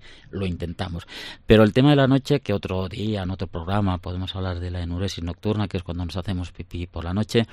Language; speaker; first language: Spanish; native; Spanish